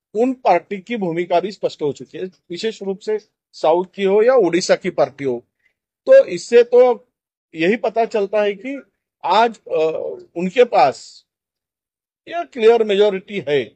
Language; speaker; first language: Hindi; non-native, local second language; Marathi